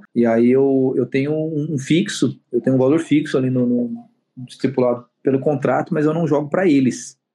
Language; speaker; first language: Portuguese; native; Portuguese